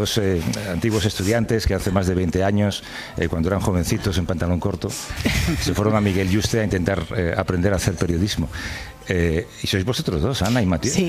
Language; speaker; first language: Spanish; native; Spanish